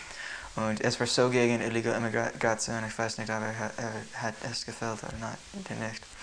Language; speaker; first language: German; non-native, learner; English